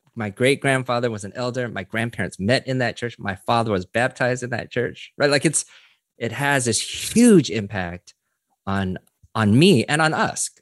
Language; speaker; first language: English; early bilingual, other home language; Korean